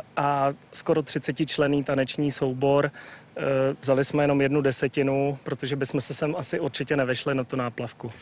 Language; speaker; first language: Czech; native; Czech